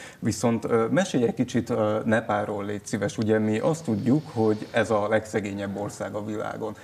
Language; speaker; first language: Hungarian; native; Hungarian